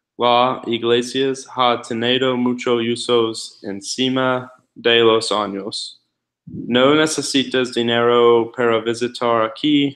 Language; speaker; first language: Spanish; non-native, learner; English